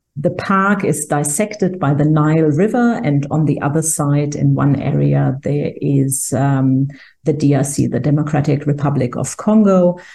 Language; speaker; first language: English; non-native, fluent; German